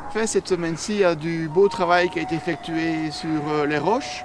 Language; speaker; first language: French; native; French